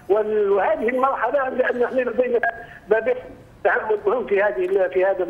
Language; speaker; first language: Arabic; native; Arabic